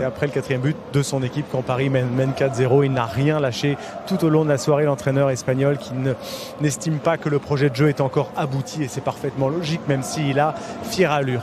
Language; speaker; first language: French; native; French